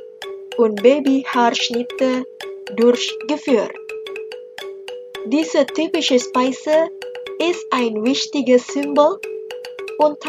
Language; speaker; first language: German; non-native, fluent; Indonesian